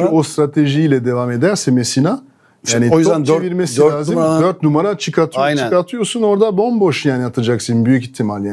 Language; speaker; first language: Turkish; non-native, fluent; French